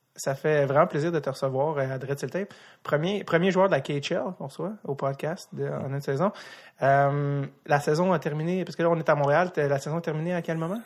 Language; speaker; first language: French; native; French